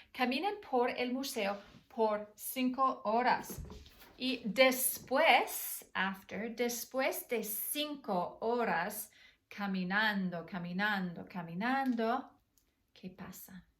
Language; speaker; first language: Spanish; non-native, fluent; English